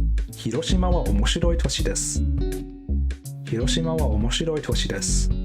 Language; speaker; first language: Japanese; non-native, learner; Cantonese